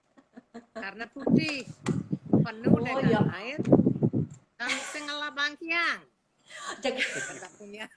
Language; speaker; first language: Indonesian; non-native, fluent; English